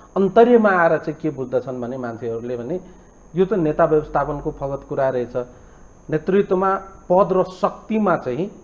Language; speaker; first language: Nepali; native; Nepali